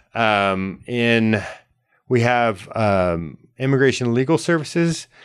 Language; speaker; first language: English; native; English